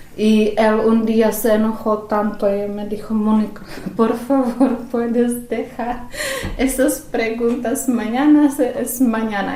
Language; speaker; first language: Spanish; non-native, fluent; Czech